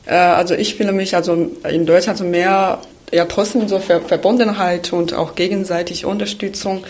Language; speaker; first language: German; non-native, fluent; Chinese